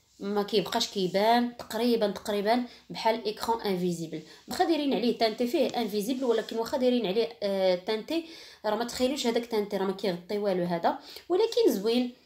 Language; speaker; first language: Arabic; native; Arabic